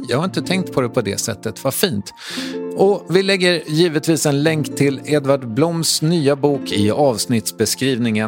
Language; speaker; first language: Swedish; native; Swedish